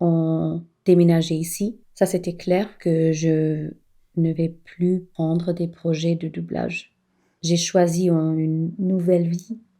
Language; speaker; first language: French; non-native, fluent; German